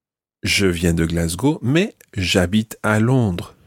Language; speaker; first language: French; non-native, fluent; English